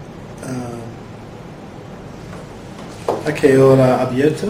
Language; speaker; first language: Spanish; non-native, learner; English